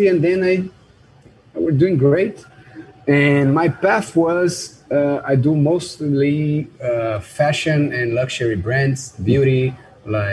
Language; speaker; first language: English; non-native, fluent; Portuguese